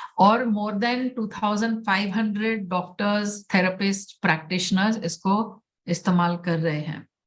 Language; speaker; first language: Hindi; non-native, local second language; Gujarati